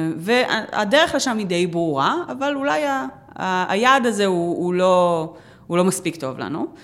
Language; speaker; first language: Hebrew; native; Hebrew